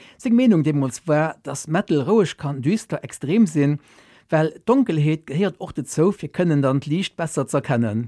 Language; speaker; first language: Luxembourgish; native; Luxembourgish